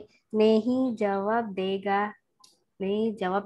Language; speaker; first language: Hindi; non-native, learner; Indonesian